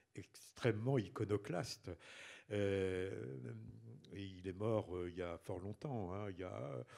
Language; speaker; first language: French; native; French